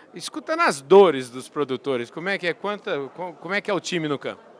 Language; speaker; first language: Portuguese; native; Portuguese